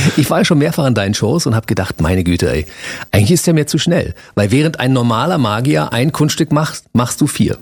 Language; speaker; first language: German; native; German